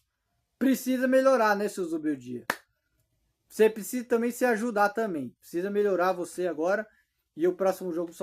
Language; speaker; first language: Portuguese; native; Portuguese